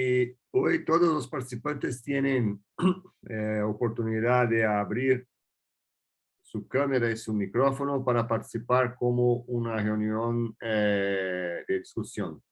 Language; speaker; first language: Spanish; non-native, fluent; Portuguese